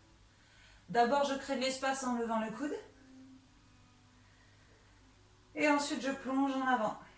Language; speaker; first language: French; native; French